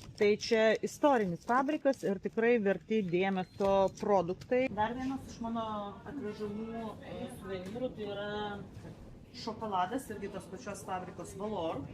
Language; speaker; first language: Lithuanian; native; Lithuanian